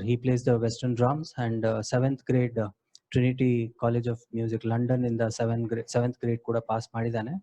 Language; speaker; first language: English; non-native, local second language; Kannada